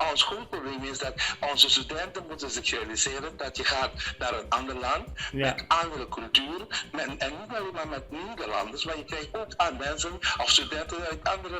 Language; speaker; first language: Dutch; non-native, local second language; Papiamento